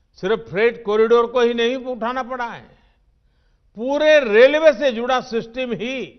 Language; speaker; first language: Hindi; native; Hindi